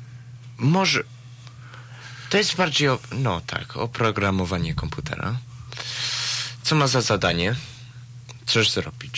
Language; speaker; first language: Polish; early bilingual, heritage; Polish